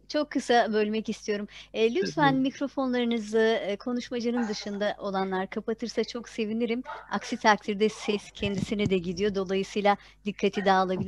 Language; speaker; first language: Turkish; native; Turkish